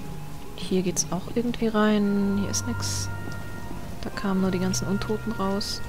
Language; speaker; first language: German; native; German